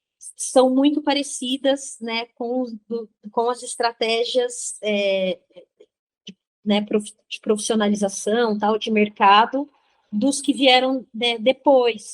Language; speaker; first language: Portuguese; native; Portuguese